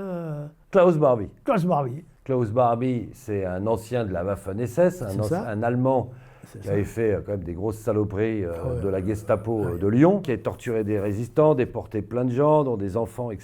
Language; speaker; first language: French; native; French